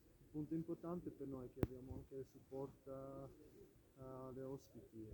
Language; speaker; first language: Italian; non-native, local second language; German